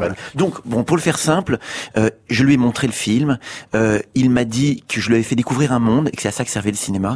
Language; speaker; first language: French; native; French